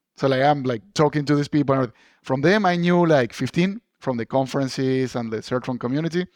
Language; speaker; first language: English; non-native, fluent; Spanish